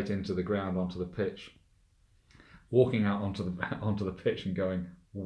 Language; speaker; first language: English; native; English